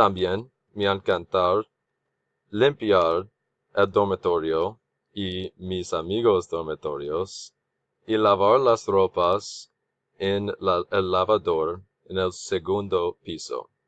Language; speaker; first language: Spanish; non-native, learner; English